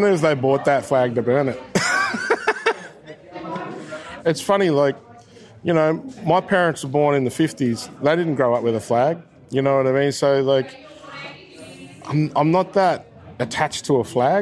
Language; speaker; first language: English; native; English